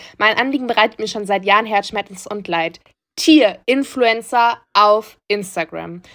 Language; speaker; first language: German; early bilingual, other home language; Turkish